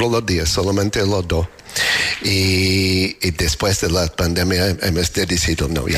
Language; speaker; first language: Spanish; non-native, learner; English